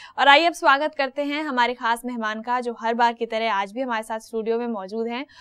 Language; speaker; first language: Hindi; native; Hindi